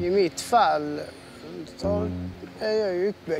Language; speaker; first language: Swedish; early bilingual, other home language; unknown